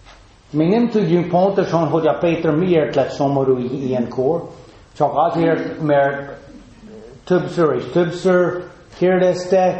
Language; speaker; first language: Hungarian; non-native, fluent; English